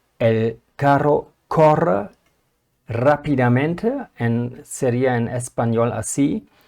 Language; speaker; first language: Spanish; non-native, fluent; German